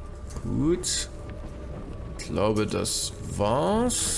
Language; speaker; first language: German; native; German